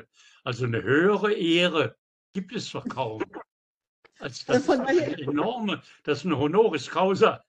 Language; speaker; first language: German; native; German